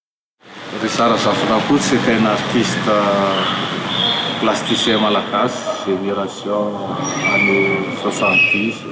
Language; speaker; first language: French; non-native, local second language; Malagasy